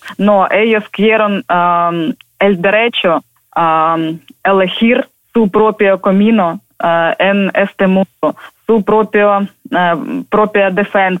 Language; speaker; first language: Spanish; non-native, learner; Ukrainian